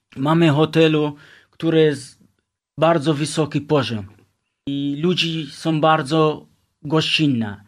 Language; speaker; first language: Polish; non-native, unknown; Kurdish